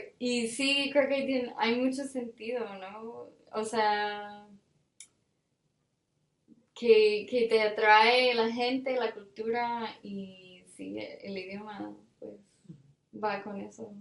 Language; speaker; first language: Spanish; non-native, fluent; English